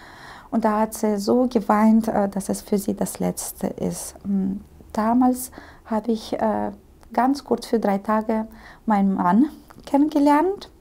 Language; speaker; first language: German; early bilingual, heritage; Russian